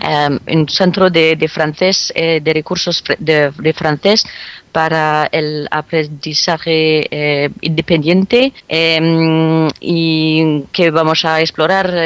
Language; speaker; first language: Spanish; non-native, fluent; French